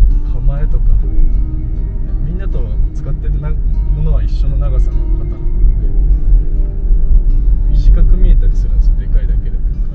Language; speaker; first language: Japanese; native; Japanese